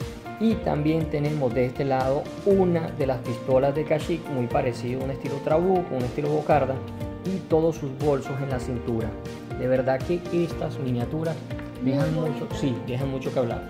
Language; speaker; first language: Spanish; native; Spanish